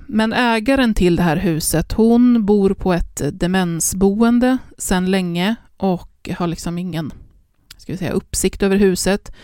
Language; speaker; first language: Swedish; native; Swedish